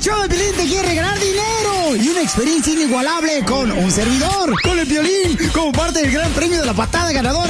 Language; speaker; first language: Spanish; native; Spanish